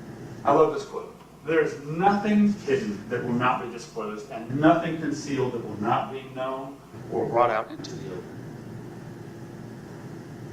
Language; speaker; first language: English; native; English